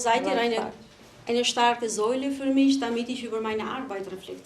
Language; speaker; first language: German; non-native, fluent; Albanian